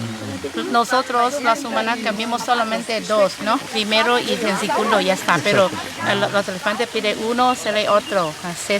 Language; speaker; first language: Spanish; non-native, learner; Thai